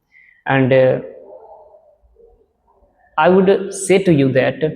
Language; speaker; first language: English; non-native, learner; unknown